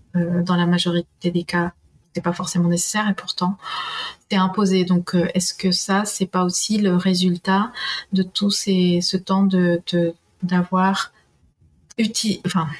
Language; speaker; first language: French; non-native, fluent; Spanish